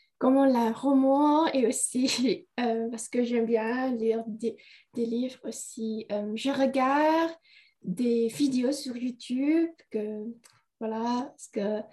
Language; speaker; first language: French; non-native, learner; Indonesian